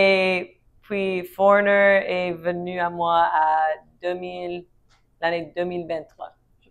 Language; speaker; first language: French; non-native, learner; English